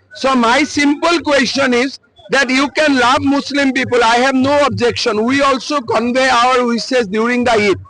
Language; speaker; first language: English; non-native, local second language; Assamese